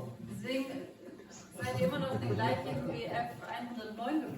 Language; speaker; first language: German; native; German